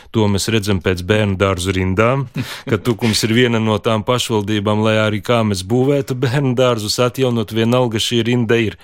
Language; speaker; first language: Latvian; native; Latvian